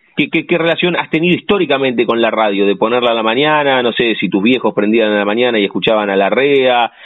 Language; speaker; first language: Spanish; native; Spanish